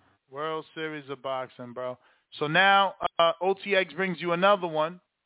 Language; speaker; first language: English; early bilingual, other home language; Spanish